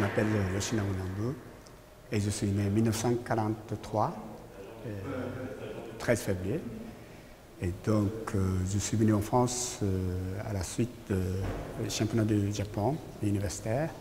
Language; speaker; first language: French; non-native, learner; Japanese